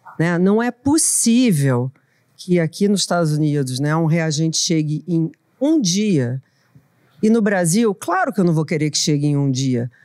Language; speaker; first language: Portuguese; native; Portuguese